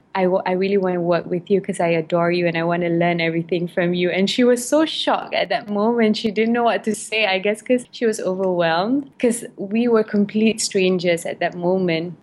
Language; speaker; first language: English; non-native, local second language; Malay